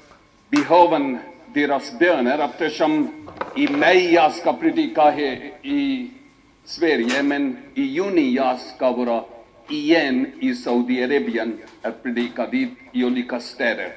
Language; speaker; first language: Swedish; non-native, fluent; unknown